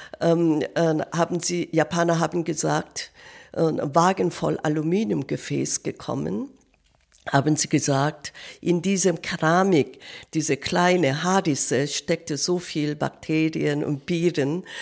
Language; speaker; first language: German; non-native, learner; Korean